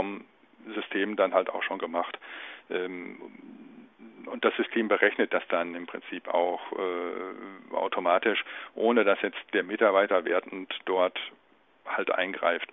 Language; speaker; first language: German; native; German